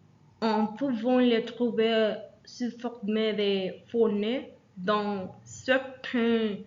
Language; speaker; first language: French; non-native, learner; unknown